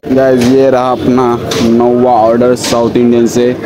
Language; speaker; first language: Hindi; non-native, local second language; Marathi